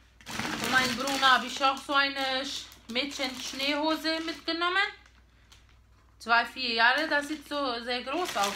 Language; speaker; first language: German; non-native, fluent; Portuguese